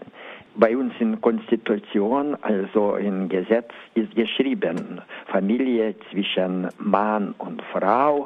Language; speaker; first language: German; non-native, learner; Lithuanian